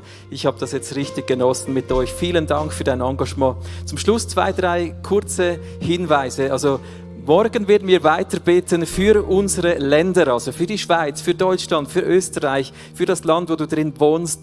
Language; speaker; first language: German; native; German